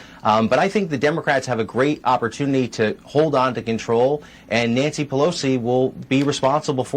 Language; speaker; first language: English; native; English